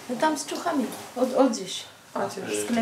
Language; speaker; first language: Polish; non-native, learner; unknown